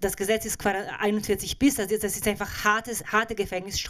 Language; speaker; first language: German; native; German